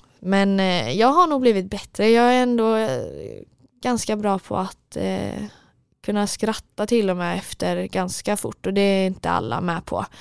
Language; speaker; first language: Swedish; native; Swedish